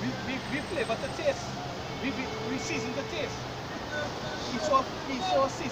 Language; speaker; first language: English; native; English